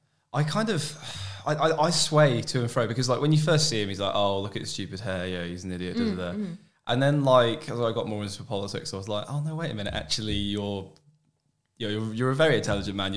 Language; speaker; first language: English; native; English